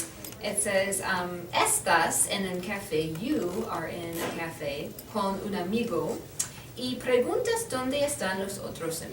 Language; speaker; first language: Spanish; non-native, fluent; English